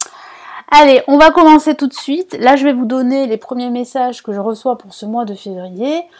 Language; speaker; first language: French; native; French